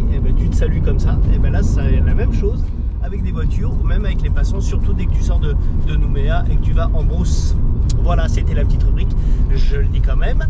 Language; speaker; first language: French; native; French